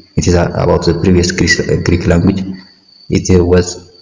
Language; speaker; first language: English; non-native, local second language; Amharic